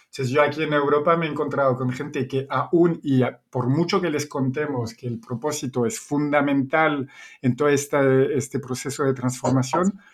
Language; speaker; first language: Spanish; non-native, fluent; French